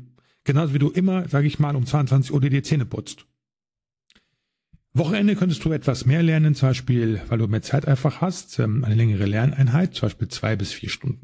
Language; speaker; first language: German; native; German